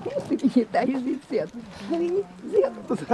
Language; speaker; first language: Latvian; non-native, learner; Russian